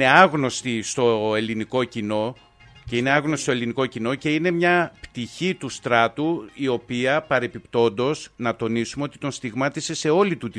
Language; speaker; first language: Greek; native; Greek